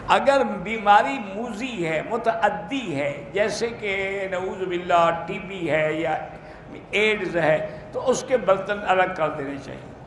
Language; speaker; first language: Urdu; native; Urdu